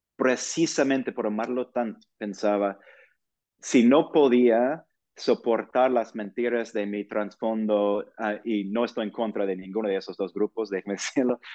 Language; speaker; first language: Spanish; non-native, fluent; English